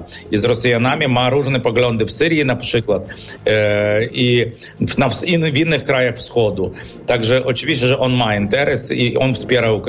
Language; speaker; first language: Polish; non-native, fluent; Ukrainian